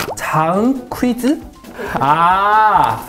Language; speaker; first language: Korean; non-native, learner; Chinese